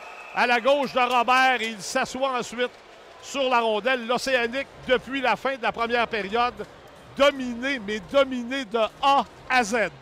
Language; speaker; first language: French; native; French